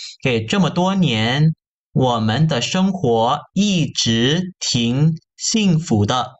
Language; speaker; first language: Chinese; non-native, fluent; Indonesian